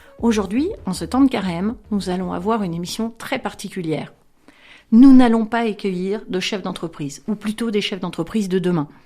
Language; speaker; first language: French; native; French